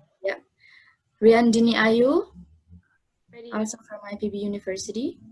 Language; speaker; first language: English; non-native, fluent; Indonesian